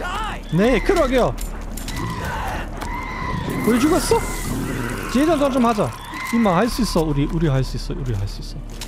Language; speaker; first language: Korean; non-native, learner; German